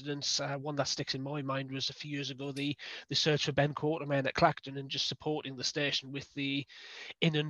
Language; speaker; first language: English; native; English